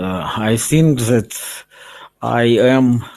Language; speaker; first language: English; non-native, learner; Russian